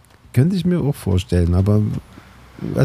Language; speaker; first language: German; native; German